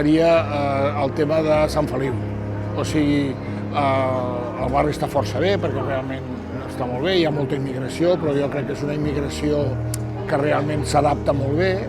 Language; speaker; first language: Catalan; non-native, local second language; Spanish